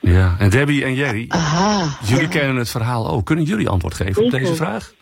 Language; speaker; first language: Dutch; native; Dutch